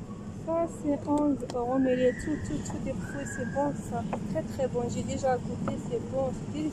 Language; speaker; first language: French; non-native, local second language; Arabic